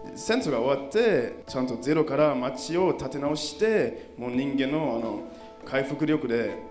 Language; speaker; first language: Japanese; non-native, fluent; German